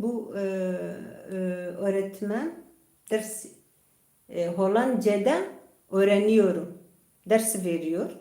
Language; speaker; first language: Turkish; non-native, local second language; Kurdish